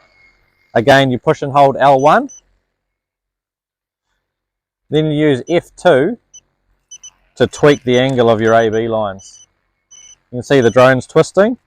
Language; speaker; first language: English; native; English